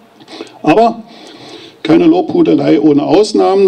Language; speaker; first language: German; native; German